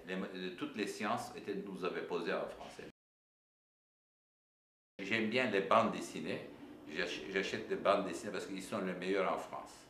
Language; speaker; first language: French; non-native, fluent; Turkish